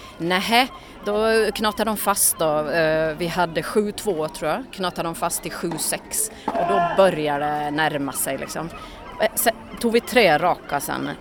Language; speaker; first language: Swedish; native; Swedish